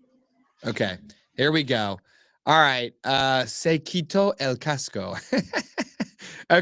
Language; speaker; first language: Spanish; non-native, learner; English